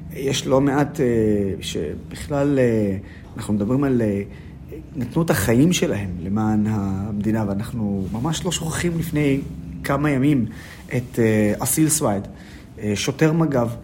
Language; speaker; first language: Hebrew; non-native, local second language; Arabic